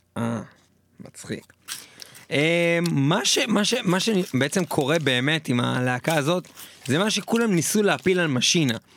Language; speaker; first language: Hebrew; native; Hebrew